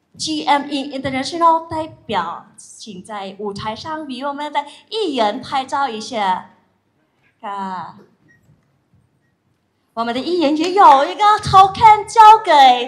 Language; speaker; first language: Chinese; non-native, fluent; Thai